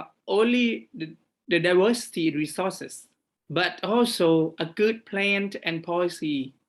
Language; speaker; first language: English; non-native, fluent; Thai